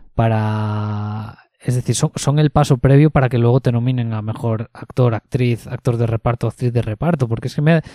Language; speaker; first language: Spanish; native; Spanish